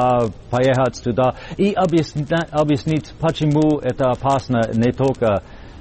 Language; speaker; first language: Russian; non-native, fluent; English